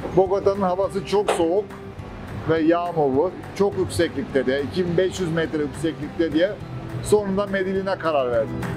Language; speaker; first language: Turkish; early bilingual, heritage; Turkish